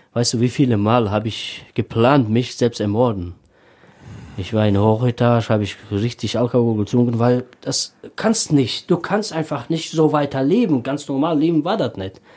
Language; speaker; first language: German; non-native, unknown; Tajik